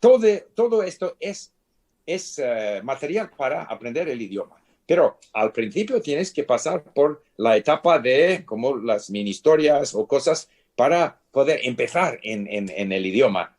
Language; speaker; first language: Spanish; non-native, fluent; English